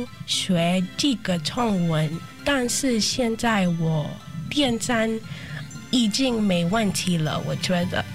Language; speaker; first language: Chinese; non-native, fluent; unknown